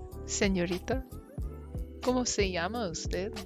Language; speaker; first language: Spanish; non-native, learner; English